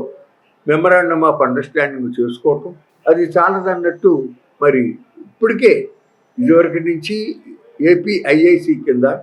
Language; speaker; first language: Telugu; native; Telugu